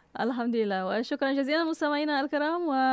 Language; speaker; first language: Arabic; non-native, learner; Malay